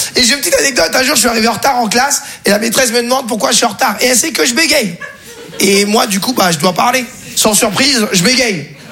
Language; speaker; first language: French; native; French